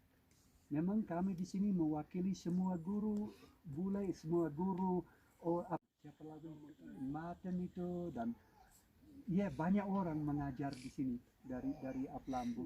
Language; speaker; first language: Indonesian; non-native, fluent; English